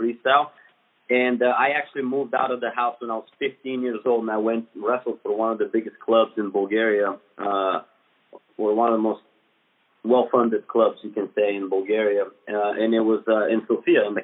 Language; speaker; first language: English; non-native, fluent; Bulgarian